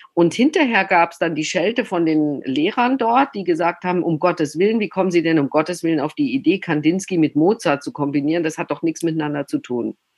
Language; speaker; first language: German; native; German